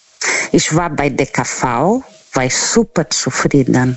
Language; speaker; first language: German; non-native, fluent; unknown